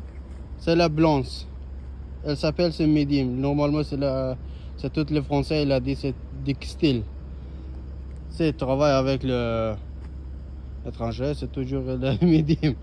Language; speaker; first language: French; non-native, learner; Persian